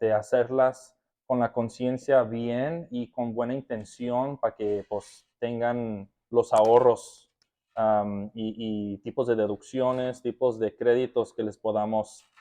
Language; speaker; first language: Spanish; early bilingual, heritage; Spanish